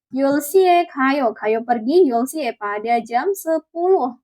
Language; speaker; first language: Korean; non-native, fluent; Indonesian